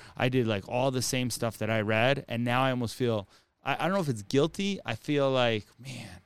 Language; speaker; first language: English; native; English